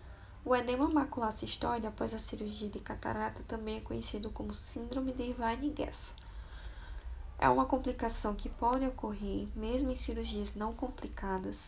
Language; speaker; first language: Portuguese; native; Portuguese